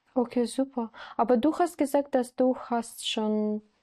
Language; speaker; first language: German; non-native, learner; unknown